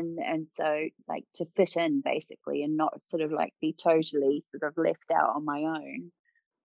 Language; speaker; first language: English; native; English